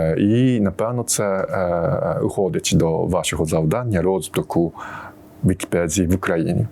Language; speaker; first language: Ukrainian; non-native, fluent; Japanese